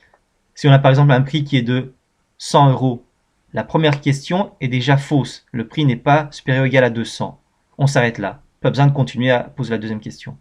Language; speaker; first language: French; native; French